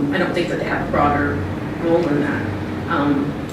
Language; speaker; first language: English; native; English